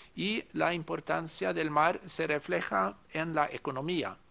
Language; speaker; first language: Spanish; non-native, fluent; Norwegian